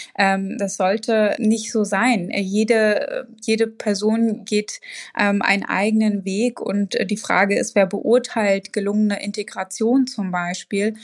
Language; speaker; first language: German; early bilingual, other home language; Arabic